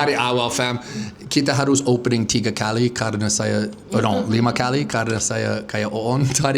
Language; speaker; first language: Indonesian; non-native, fluent; English